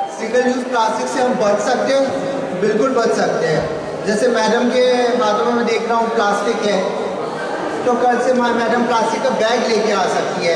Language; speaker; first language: Hindi; native; Hindi